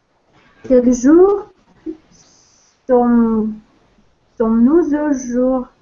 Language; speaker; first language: French; non-native, learner; Russian